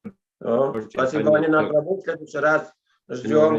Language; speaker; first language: Russian; native; Russian